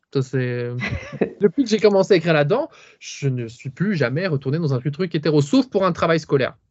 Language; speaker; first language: French; native; French